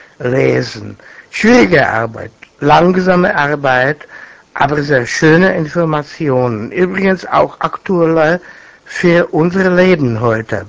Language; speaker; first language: German; non-native, fluent; Czech